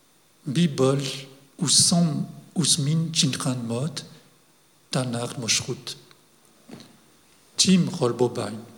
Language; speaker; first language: Mongolian; non-native, learner; French